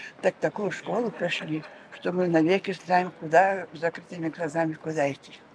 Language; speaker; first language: Russian; non-native, local second language; Lithuanian